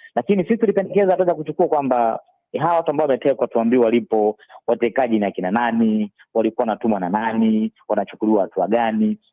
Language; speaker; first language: Swahili; native; Swahili